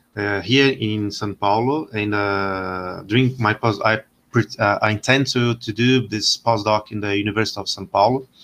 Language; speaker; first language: English; non-native, fluent; Portuguese